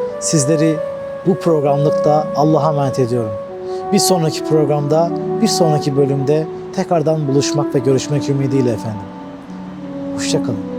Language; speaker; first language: Turkish; early bilingual, other home language; Arabic